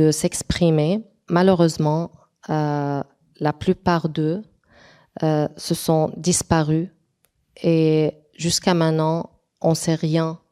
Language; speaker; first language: French; non-native, local second language; Arabic